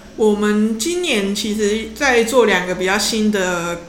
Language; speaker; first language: Chinese; non-native, local second language; Cantonese